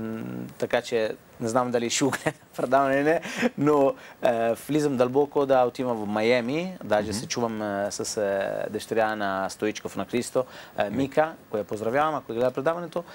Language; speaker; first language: Bulgarian; non-native, fluent; Italian